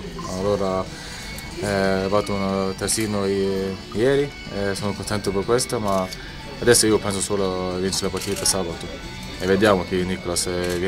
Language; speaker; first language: Italian; non-native, learner; Norwegian